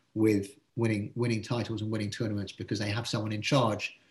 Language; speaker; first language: English; native; English